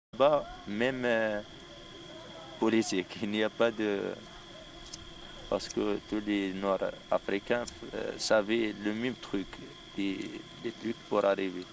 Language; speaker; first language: French; non-native, local second language; Arabic